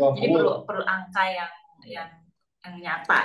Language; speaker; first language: Indonesian; native; Indonesian